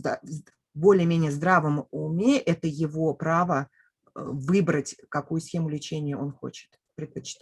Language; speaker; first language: Russian; native; Russian